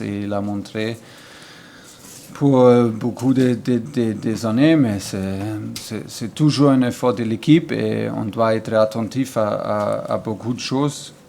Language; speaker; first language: French; non-native, learner; German